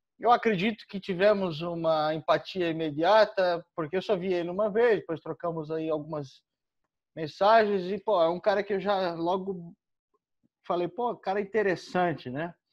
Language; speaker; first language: Portuguese; native; Portuguese